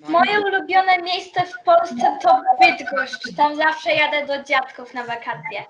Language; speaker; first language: Polish; early bilingual, other home language; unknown